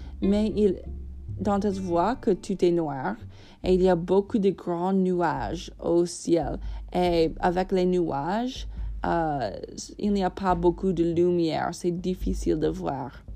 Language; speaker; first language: French; non-native, fluent; English